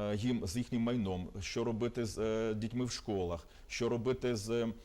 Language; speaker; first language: Ukrainian; native; Ukrainian